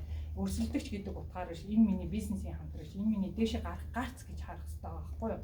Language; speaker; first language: Mongolian; native; Mongolian